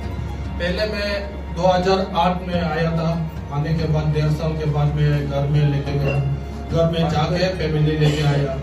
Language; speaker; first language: Hindi; non-native, local second language; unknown